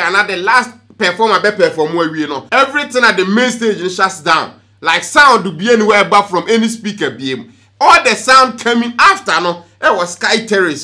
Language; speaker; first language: English; non-native, local second language; Akan